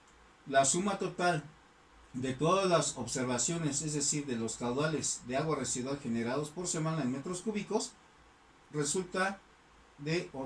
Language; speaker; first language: Spanish; native; Spanish